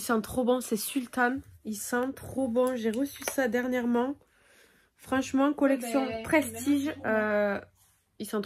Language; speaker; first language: French; native; French